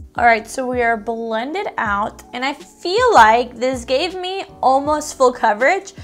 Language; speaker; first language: English; native; English